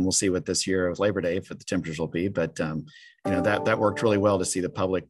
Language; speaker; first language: English; native; English